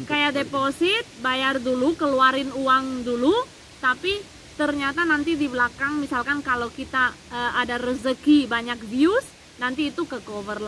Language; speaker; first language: Indonesian; non-native, fluent; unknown